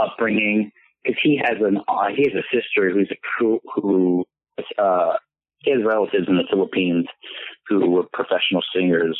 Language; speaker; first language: English; native; English